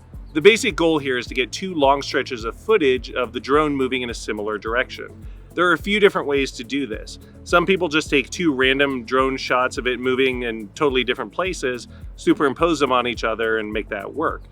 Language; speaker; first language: English; native; English